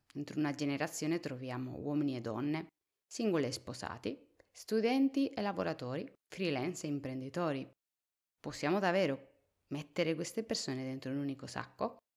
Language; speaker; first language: Italian; non-native, fluent; Spanish